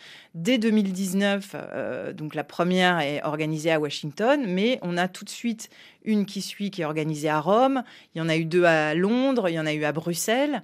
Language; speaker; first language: French; native; French